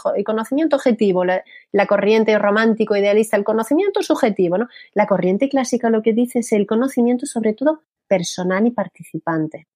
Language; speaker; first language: Spanish; non-native, fluent; French